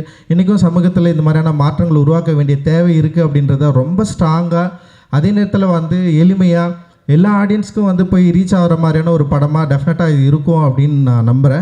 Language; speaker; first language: Tamil; native; Tamil